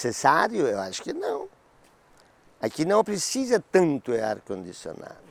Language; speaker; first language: Portuguese; non-native, learner; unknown